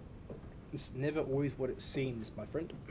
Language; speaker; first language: English; native; English